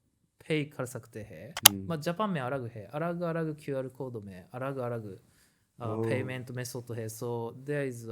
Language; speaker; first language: Hindi; non-native, learner; Japanese